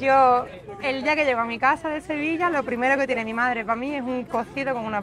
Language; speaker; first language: Spanish; native; Spanish